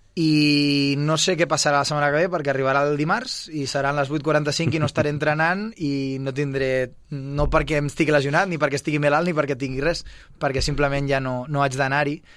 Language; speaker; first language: Catalan; early bilingual, other home language; Bosnian